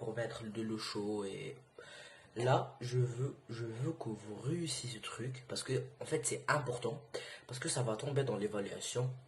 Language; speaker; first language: French; non-native, local second language; Arabic